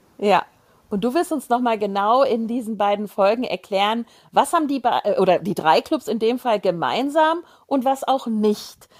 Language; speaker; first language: German; native; German